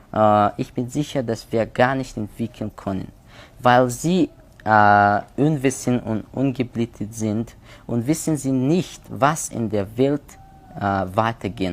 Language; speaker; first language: German; non-native, learner; Persian